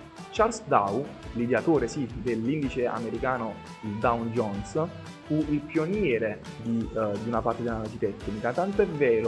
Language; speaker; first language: Italian; native; Italian